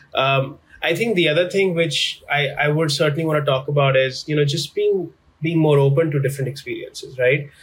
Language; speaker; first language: English; non-native, local second language; Hindi